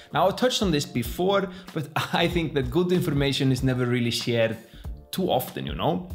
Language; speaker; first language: English; non-native, fluent; Icelandic